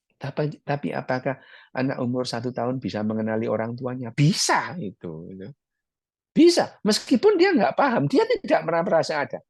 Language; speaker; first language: Indonesian; early bilingual, other home language; Arabic